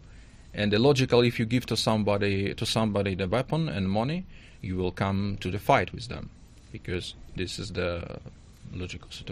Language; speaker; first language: English; non-native, learner; Russian